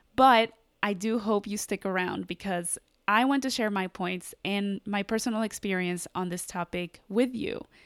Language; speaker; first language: English; early bilingual, other home language; Spanish